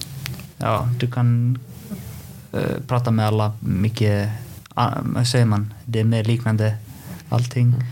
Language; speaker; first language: Swedish; non-native, fluent; Icelandic